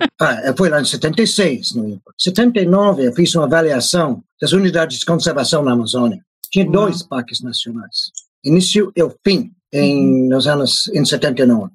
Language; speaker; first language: Portuguese; non-native, fluent; English